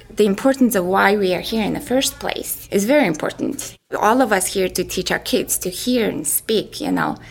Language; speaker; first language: English; non-native, fluent; Mongolian